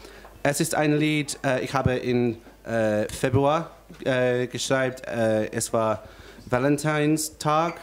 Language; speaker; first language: German; non-native, learner; English